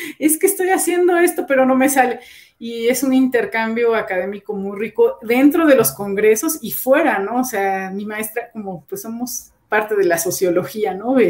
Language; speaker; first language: Spanish; native; Spanish